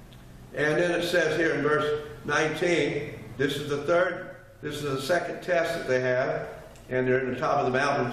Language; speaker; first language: English; native; English